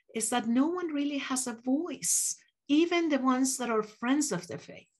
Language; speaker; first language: English; early bilingual, other home language; Persian